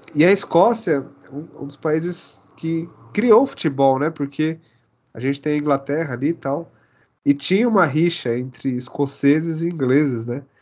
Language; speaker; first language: Portuguese; native; Portuguese